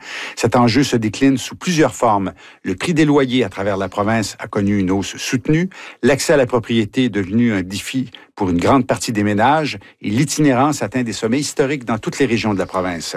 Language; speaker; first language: French; native; French